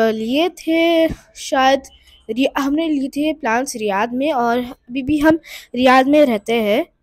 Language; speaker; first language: Hindi; non-native, local second language; Urdu